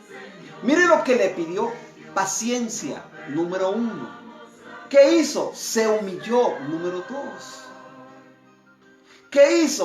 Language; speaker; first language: Spanish; native; Spanish